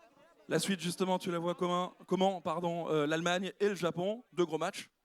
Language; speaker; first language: French; native; French